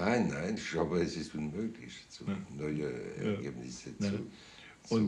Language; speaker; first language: German; non-native, fluent; French